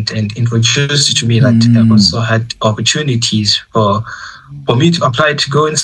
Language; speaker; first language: English; non-native, local second language; Shona